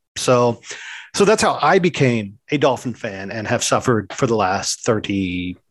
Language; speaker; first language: English; native; English